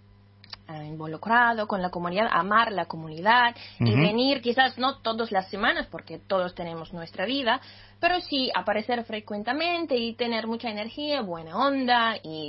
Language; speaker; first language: Spanish; non-native, fluent; Russian